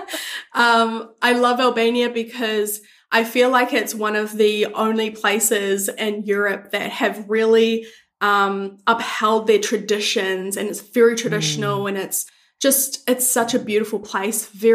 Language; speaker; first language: English; native; English